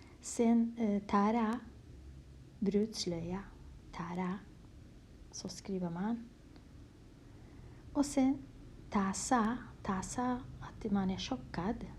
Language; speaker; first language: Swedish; non-native, fluent; Kurdish